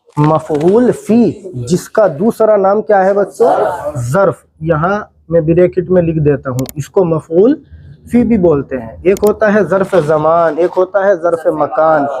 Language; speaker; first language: Urdu; native; Urdu